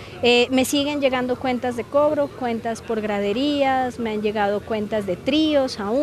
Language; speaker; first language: Spanish; native; Spanish